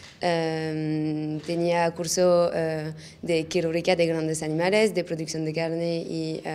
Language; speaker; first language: Spanish; non-native, learner; French